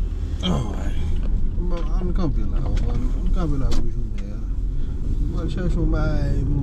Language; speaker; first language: French; non-native, learner; Haitian Creole